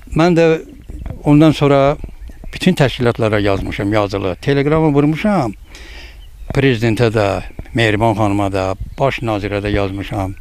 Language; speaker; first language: Azerbaijani; native; Azerbaijani